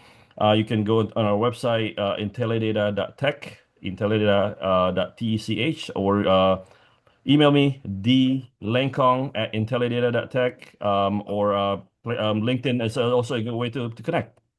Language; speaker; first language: English; non-native, fluent; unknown